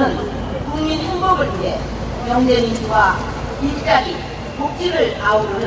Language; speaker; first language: Korean; native; Korean